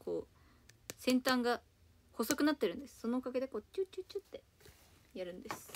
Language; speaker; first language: Japanese; native; Japanese